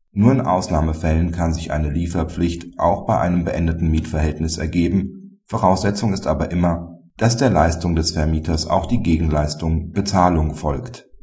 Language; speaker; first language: German; native; German